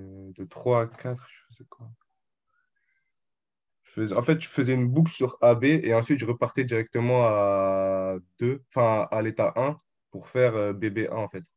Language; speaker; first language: French; native; French